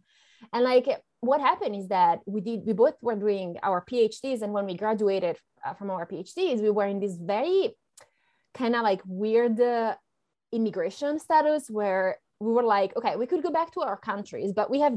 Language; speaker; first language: English; non-native, fluent; Italian